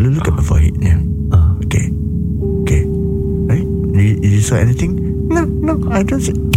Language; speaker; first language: English; non-native, local second language; Malay